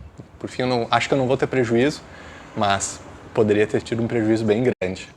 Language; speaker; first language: Portuguese; native; Portuguese